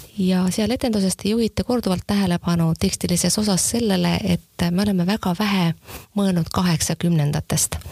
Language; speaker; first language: Estonian; native; Estonian